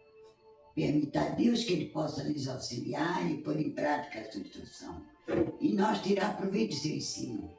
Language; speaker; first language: Portuguese; native; Portuguese